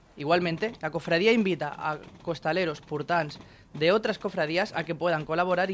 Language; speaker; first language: Spanish; non-native, local second language; Catalan